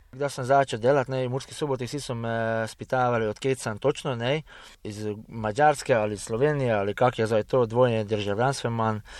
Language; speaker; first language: Slovenian; early bilingual, heritage; Hungarian